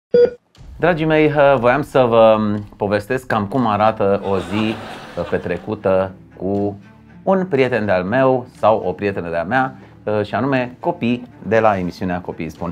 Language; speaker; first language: Romanian; native; Romanian